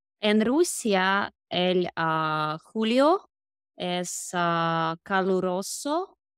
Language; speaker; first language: Spanish; non-native, learner; Russian